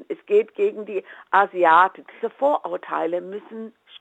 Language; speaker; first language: German; non-native, fluent; English